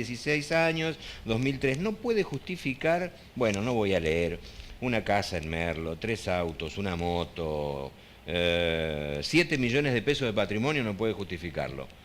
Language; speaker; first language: Spanish; native; Spanish